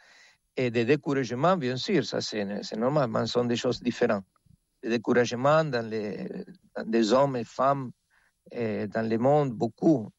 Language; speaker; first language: French; non-native, fluent; Spanish